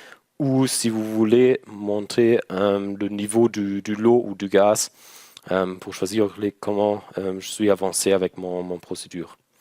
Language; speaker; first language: French; non-native, learner; German